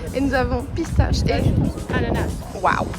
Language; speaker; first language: French; native; French